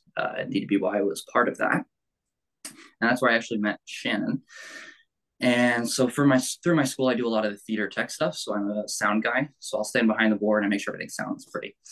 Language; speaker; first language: English; native; English